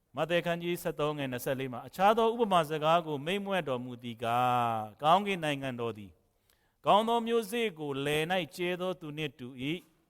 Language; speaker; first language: Burmese; non-native, local second language; Kachin